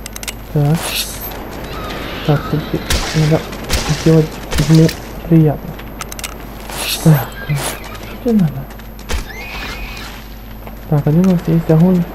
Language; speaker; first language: Russian; native; Russian